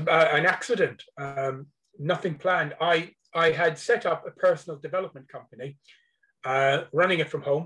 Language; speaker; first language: English; native; English